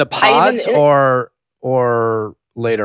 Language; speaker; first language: English; native; English